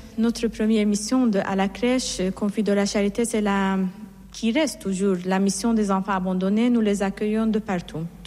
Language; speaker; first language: French; non-native, fluent; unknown